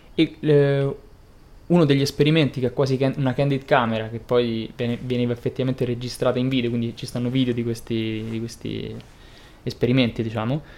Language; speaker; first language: Italian; native; Italian